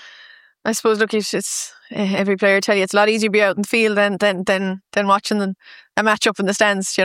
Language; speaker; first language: English; native; English